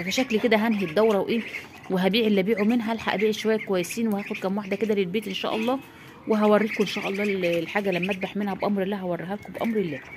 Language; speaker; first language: Arabic; native; Arabic